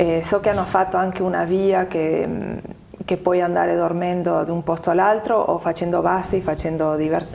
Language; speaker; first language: Italian; non-native, fluent; Spanish